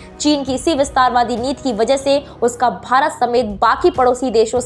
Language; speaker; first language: Hindi; native; Hindi